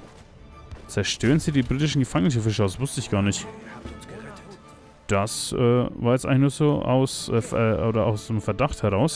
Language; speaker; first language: German; native; German